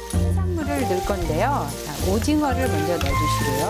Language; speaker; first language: Korean; native; Korean